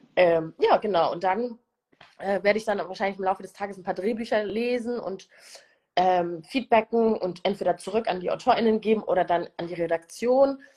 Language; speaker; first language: German; early bilingual, other home language; Kinyarwanda